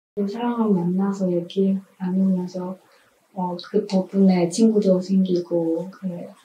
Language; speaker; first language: Korean; non-native, learner; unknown